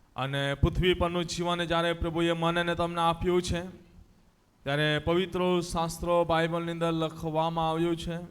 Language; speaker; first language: Gujarati; non-native, local second language; Gamit